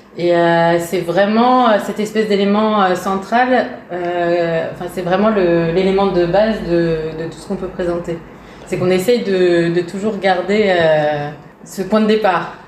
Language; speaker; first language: French; early bilingual, other home language; Hungarian